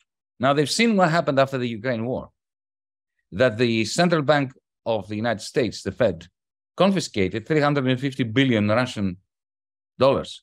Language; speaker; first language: English; non-native, fluent; Greek